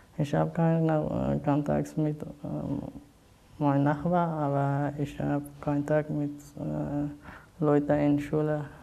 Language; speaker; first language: German; non-native, learner; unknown